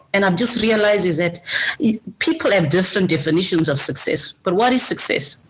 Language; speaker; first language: English; non-native, local second language; Shona